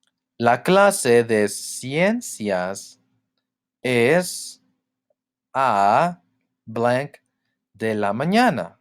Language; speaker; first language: Spanish; non-native, fluent; English